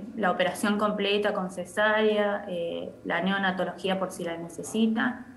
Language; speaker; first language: Spanish; native; Spanish